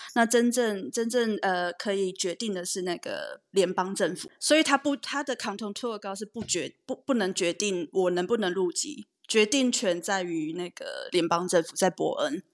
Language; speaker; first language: Chinese; native; Chinese